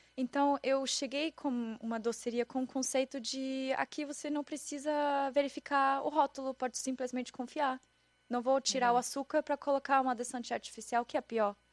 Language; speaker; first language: Portuguese; non-native, fluent; German